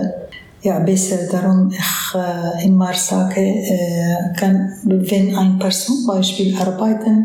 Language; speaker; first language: German; non-native, learner; Spanish